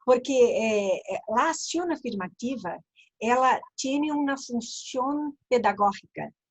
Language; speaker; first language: Spanish; non-native, learner; Portuguese